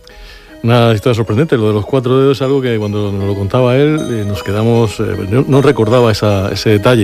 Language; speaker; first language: Spanish; native; Spanish